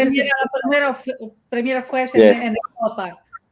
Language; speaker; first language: Spanish; non-native, learner; Italian